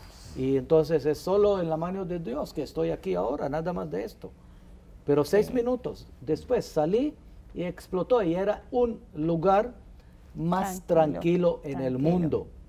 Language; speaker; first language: Spanish; non-native, fluent; Hebrew